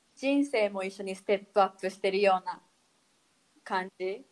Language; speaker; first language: Japanese; native; Japanese